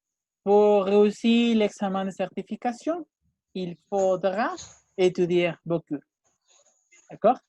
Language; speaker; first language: French; non-native, fluent; Spanish